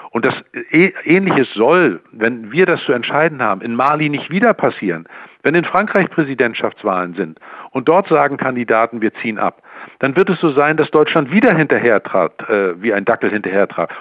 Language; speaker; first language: German; native; German